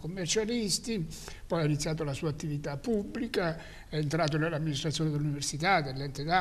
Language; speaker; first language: Italian; native; Italian